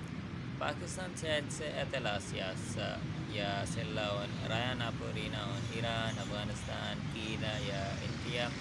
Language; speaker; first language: Finnish; non-native, learner; Urdu